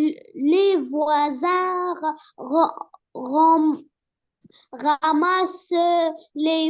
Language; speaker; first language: French; non-native, learner; Arabic